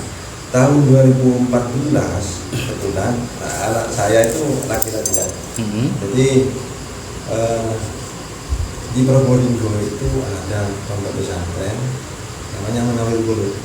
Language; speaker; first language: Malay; non-native, local second language; Javanese